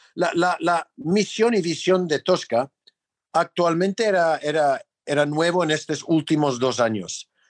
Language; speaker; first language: Spanish; non-native, fluent; English